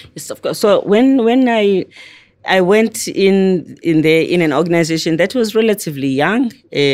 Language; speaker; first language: English; non-native, local second language; Zulu